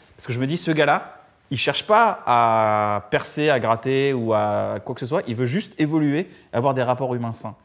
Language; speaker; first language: French; native; French